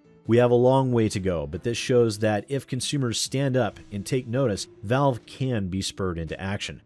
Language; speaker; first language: English; native; English